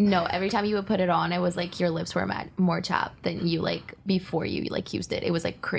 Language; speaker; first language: English; native; English